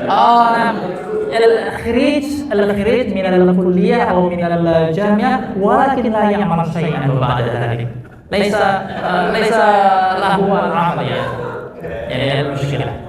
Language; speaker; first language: Arabic; non-native, learner; Indonesian